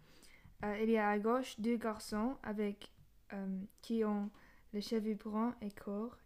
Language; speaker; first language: French; non-native, learner; English